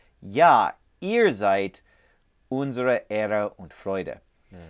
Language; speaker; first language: German; non-native, learner; English